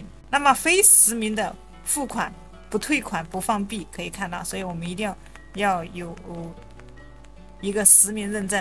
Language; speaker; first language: Chinese; native; Chinese